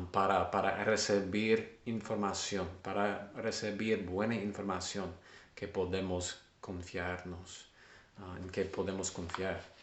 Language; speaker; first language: Spanish; non-native, learner; English